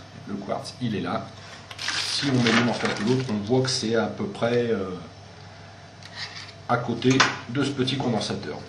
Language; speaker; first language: French; native; French